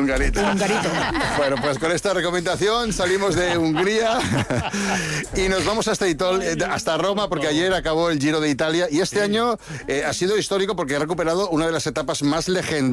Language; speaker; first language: Spanish; native; Spanish